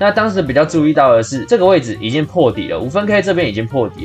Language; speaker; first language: Chinese; native; Chinese